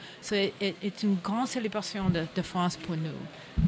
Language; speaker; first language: French; non-native, learner; English